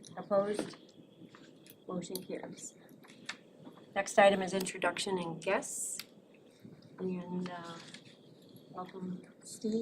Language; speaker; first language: English; native; English